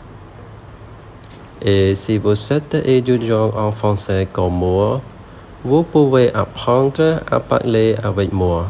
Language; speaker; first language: French; non-native, learner; Khmer